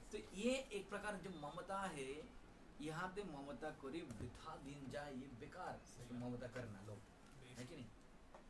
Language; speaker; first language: Hindi; non-native, local second language; Bangla